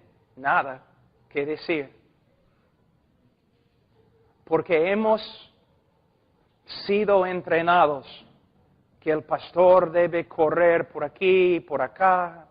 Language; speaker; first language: Spanish; non-native, fluent; English